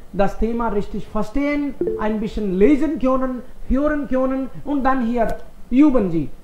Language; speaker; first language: German; non-native, fluent; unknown